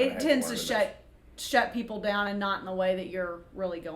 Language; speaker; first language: English; native; English